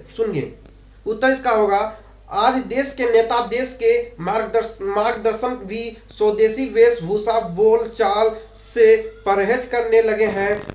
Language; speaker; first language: Hindi; native; Hindi